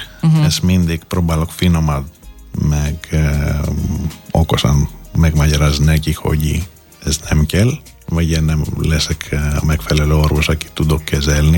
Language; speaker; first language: Hungarian; non-native, fluent; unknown